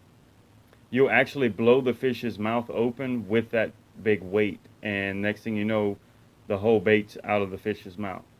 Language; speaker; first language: English; native; English